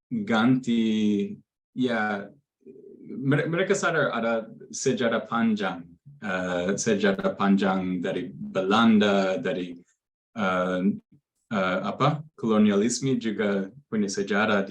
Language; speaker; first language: Indonesian; non-native, fluent; English